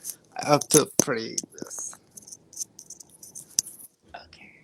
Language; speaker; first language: English; non-native, learner; Kurdish